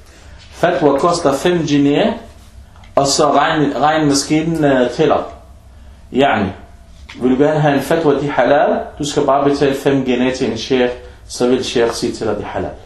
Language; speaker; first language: Danish; non-native, fluent; Arabic